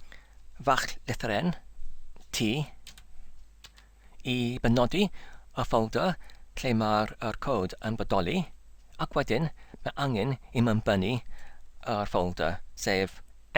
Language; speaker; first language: Welsh; non-native, learner; English